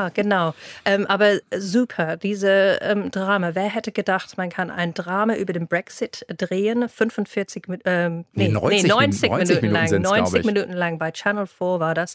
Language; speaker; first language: German; non-native, fluent; English